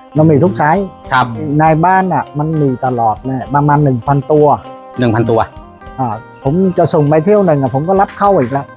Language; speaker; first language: Thai; non-native, learner; Vietnamese